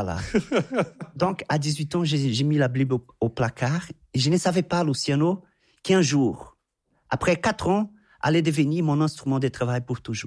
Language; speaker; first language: French; non-native, fluent; Portuguese